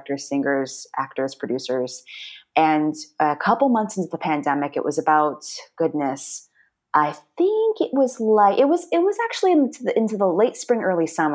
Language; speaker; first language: English; native; English